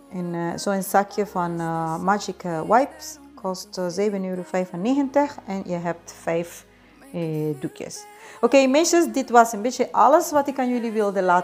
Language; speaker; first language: Dutch; non-native, fluent; Spanish